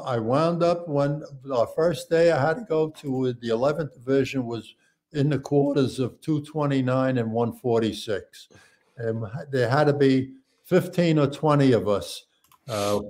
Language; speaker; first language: English; native; English